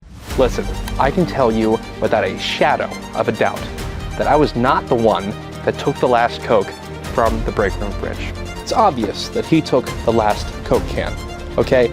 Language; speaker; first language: English; native; English